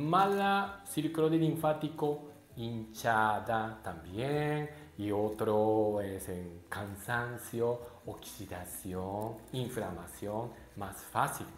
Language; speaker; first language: Spanish; non-native, learner; Japanese